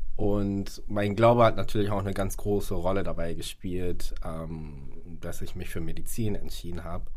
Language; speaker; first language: German; early bilingual, other home language; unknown